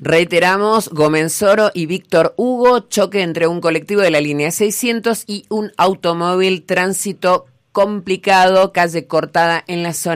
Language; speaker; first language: Spanish; native; Spanish